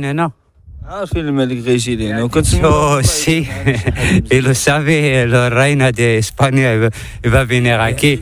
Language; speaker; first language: Spanish; non-native, learner; Arabic